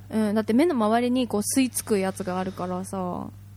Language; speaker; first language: Japanese; native; Japanese